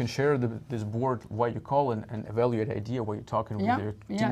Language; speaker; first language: English; non-native, fluent; Russian